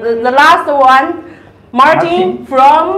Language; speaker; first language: English; non-native, learner; Chinese